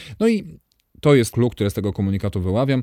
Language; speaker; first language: Polish; native; Polish